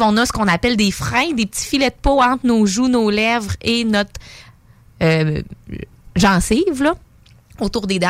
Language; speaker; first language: French; native; French